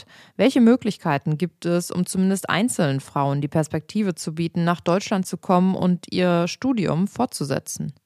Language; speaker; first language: German; native; German